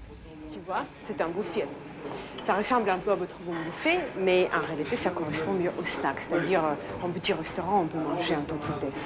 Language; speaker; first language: French; non-native, fluent; Russian